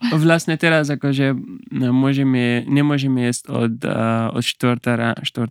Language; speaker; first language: Slovak; non-native, learner; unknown